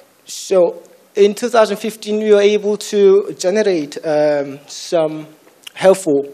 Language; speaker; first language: English; non-native, fluent; Korean